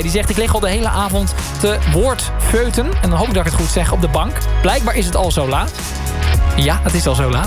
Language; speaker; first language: Dutch; native; Dutch